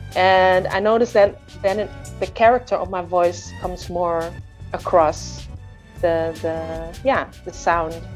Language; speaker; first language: English; early bilingual, other home language; Indonesian